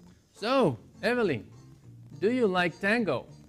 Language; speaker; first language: English; non-native, fluent; Spanish